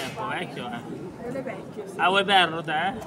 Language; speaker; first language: Italian; native; Italian